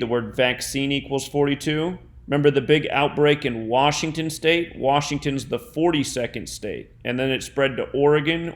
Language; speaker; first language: English; native; English